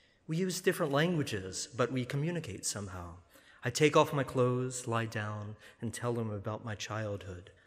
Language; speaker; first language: English; native; English